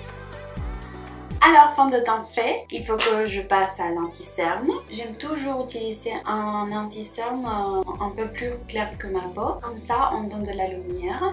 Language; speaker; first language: French; non-native, fluent; Spanish